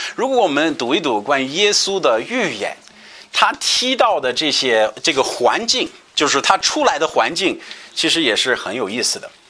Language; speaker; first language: Chinese; non-native, fluent; English